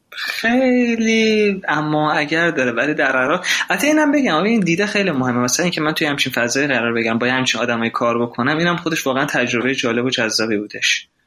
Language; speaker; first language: Persian; native; Persian